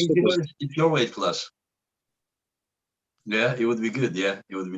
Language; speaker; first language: English; non-native, fluent; Turkish